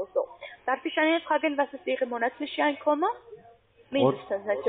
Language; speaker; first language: German; non-native, learner; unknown